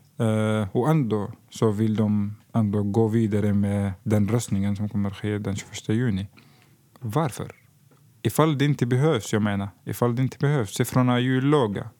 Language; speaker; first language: Swedish; non-native, fluent; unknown